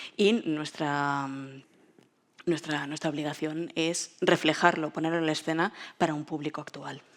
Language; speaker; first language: Spanish; native; Spanish